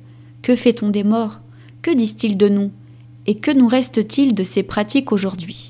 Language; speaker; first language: French; native; French